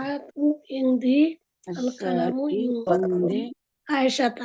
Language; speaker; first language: Arabic; non-native, learner; Bangla